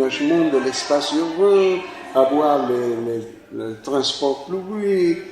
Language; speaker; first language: French; non-native, fluent; Spanish